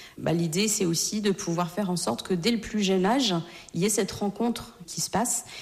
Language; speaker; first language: French; native; French